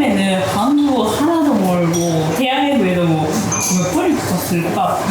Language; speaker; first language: Korean; non-native, learner; Japanese